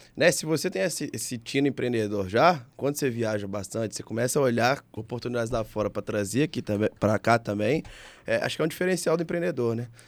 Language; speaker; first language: Portuguese; native; Portuguese